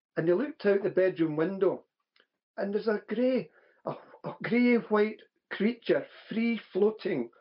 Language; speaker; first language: English; native; English